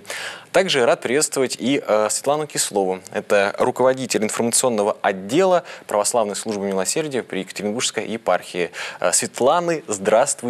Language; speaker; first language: Russian; native; Russian